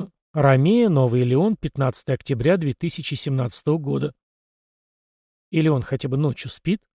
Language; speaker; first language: Russian; native; Russian